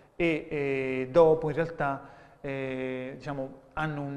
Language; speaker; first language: Italian; native; Italian